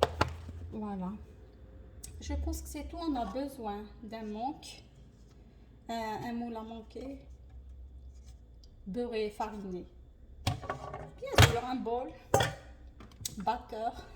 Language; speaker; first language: French; non-native, local second language; Arabic